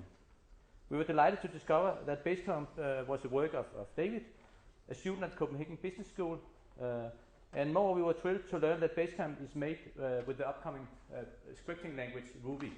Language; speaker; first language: English; non-native, fluent; Danish